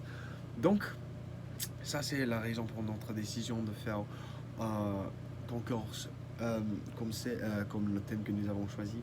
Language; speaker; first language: French; non-native, learner; English